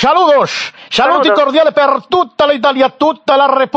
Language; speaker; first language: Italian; non-native, learner; Spanish